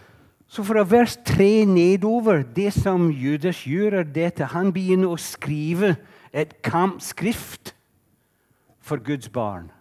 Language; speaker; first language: Norwegian; non-native, fluent; English